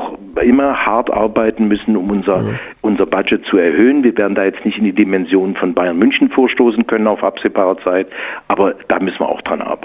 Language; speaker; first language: German; native; German